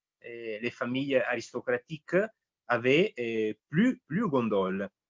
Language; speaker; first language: French; non-native, fluent; Italian